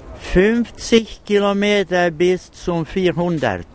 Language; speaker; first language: German; non-native, fluent; Swedish